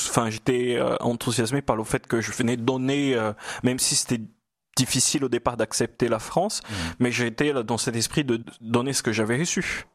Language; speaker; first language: French; non-native, fluent; Portuguese